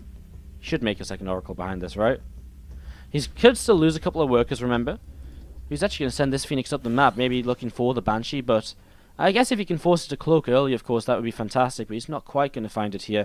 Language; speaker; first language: English; native; English